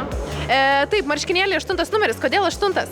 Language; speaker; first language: Lithuanian; native; Lithuanian